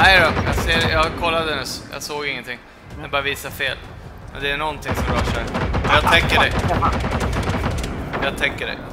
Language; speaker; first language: Swedish; native; Swedish